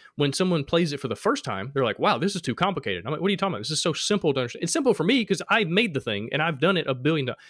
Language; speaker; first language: English; native; English